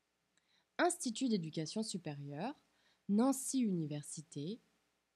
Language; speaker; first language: French; non-native, fluent; Portuguese